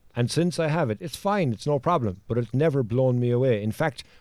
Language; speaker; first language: English; native; English